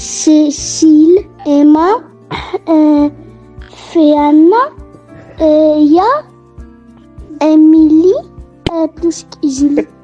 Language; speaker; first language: French; non-native, learner; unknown